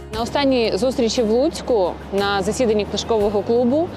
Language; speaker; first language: Ukrainian; native; Ukrainian